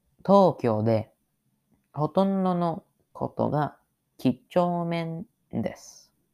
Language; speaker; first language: Japanese; non-native, learner; English